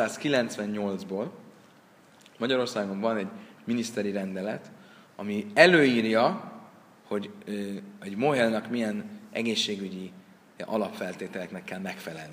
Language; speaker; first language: Hungarian; native; Hungarian